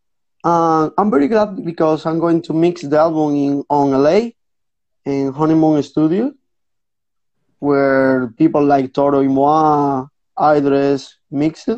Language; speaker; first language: English; non-native, fluent; Spanish